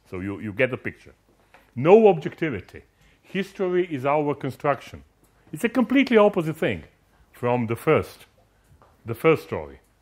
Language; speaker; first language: English; non-native, fluent; Croatian